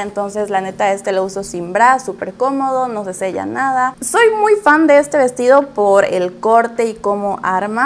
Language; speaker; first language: Spanish; native; Spanish